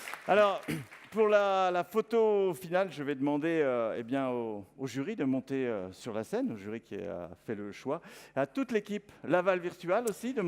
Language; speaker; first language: French; native; French